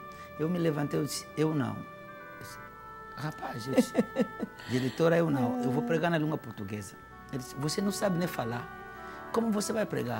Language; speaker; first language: Portuguese; non-native, fluent; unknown